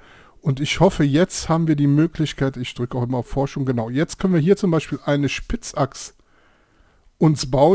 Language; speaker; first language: German; native; German